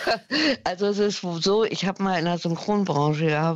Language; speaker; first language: German; native; German